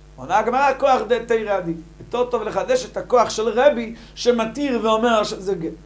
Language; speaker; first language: Hebrew; native; Hebrew